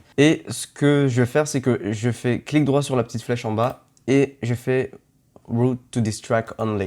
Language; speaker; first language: French; native; French